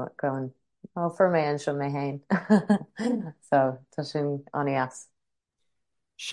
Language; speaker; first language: Irish; non-native, local second language; English